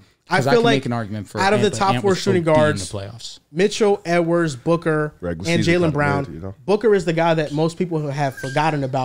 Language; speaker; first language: English; native; English